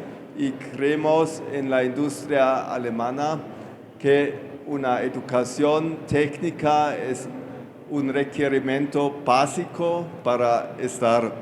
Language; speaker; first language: Spanish; non-native, fluent; German